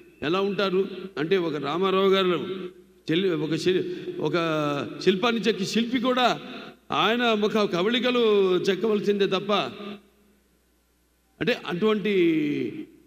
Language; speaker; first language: Telugu; native; Telugu